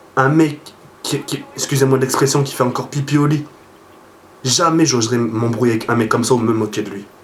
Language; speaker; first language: French; early bilingual, other home language; Arabic